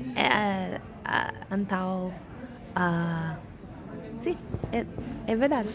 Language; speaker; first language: Portuguese; non-native, learner; English